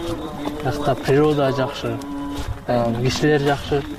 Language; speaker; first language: Kyrgyz; non-native, local second language; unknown